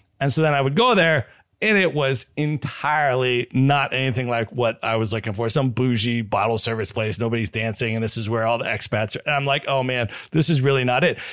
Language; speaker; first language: English; native; English